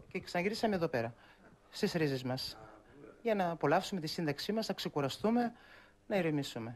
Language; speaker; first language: Greek; native; Greek